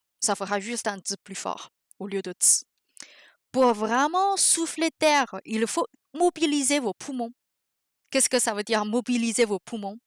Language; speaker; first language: French; non-native, fluent; Chinese